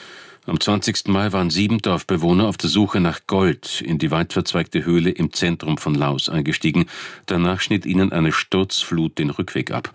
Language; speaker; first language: German; native; German